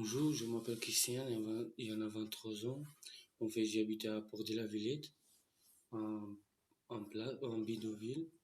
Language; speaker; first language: French; non-native, learner; Romanian